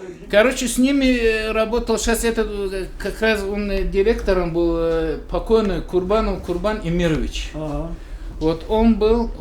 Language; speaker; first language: Russian; non-native, local second language; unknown